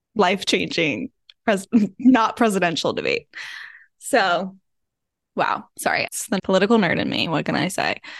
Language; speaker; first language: English; native; English